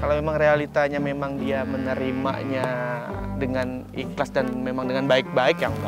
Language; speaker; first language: Indonesian; native; Indonesian